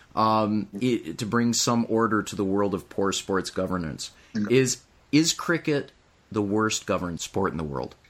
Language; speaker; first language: English; native; English